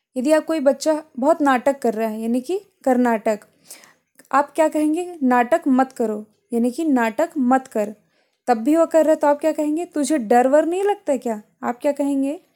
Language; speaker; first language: Hindi; native; Hindi